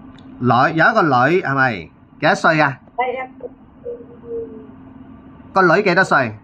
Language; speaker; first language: Cantonese; native; Cantonese